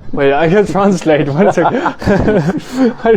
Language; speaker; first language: English; non-native, fluent; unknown